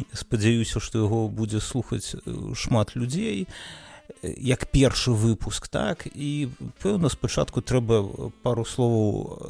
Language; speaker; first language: Belarusian; non-native, local second language; Russian